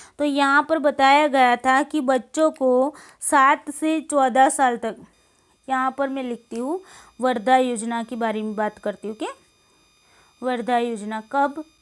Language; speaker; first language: Hindi; non-native, local second language; Gujarati